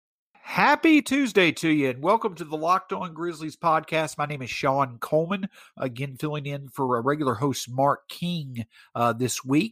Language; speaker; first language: English; native; English